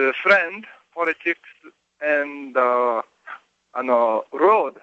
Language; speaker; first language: English; non-native, learner; Japanese